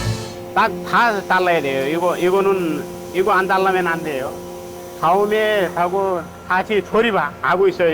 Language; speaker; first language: Korean; non-native, learner; Nepali